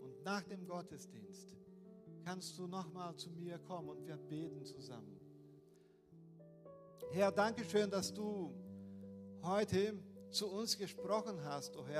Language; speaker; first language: German; non-native, fluent; Portuguese